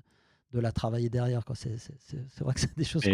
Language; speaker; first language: French; native; French